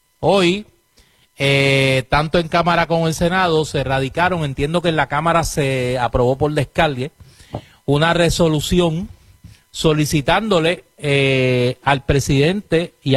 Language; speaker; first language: Spanish; native; Spanish